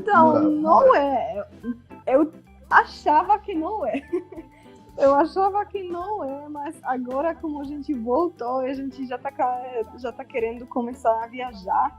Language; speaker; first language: Portuguese; non-native, fluent; Polish